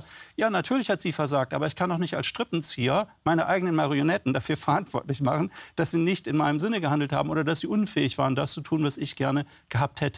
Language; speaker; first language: German; native; German